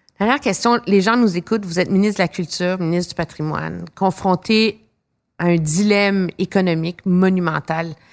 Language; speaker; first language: French; native; French